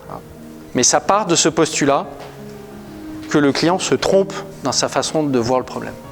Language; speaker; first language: French; native; French